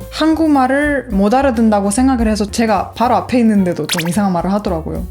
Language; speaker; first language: Korean; non-native, fluent; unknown